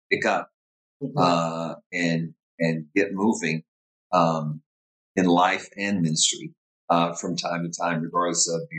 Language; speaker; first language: English; native; English